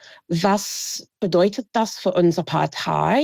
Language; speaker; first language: German; non-native, fluent; English